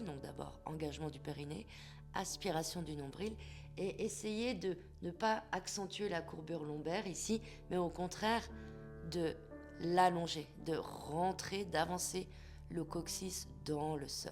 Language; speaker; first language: French; native; French